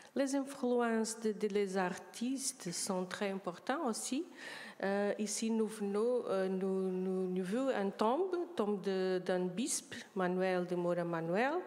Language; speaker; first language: French; non-native, learner; Portuguese